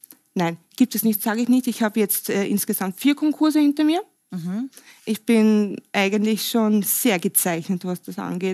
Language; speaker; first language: German; native; German